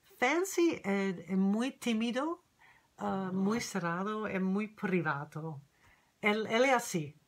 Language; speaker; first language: Spanish; non-native, learner; English